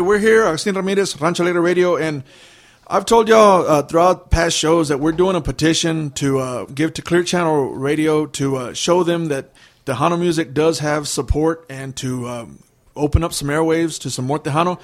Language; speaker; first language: English; early bilingual, other home language; Spanish